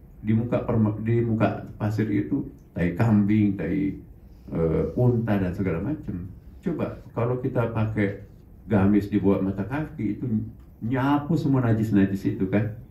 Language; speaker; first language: Indonesian; non-native, local second language; Buginese